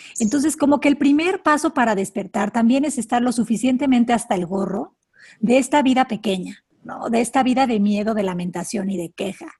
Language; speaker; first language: Spanish; native; Spanish